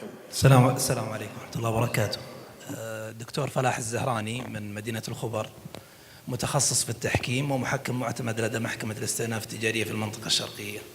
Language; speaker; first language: Arabic; native; Arabic